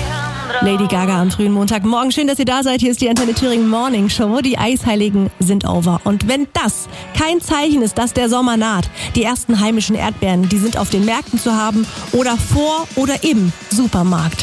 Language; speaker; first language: German; native; German